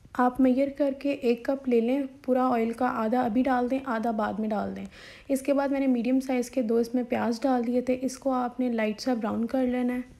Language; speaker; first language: Urdu; non-native, local second language; Punjabi